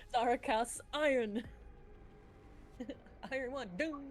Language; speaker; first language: English; native; English